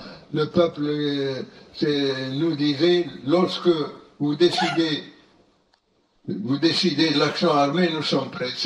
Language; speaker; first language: French; non-native, local second language; Arabic